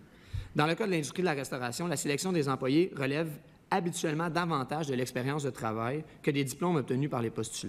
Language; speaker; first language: French; native; French